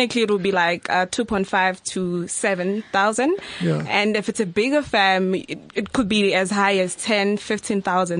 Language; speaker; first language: English; non-native, local second language; Zulu